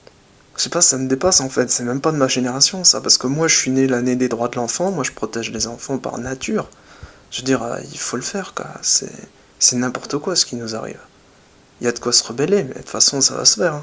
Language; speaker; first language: French; native; French